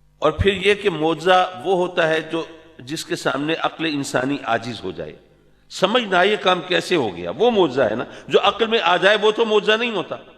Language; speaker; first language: Urdu; native; Urdu